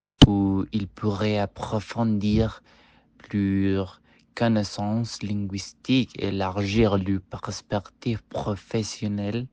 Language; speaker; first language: French; non-native, fluent; Spanish